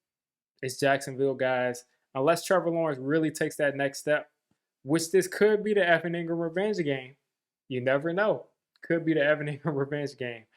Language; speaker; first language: English; native; English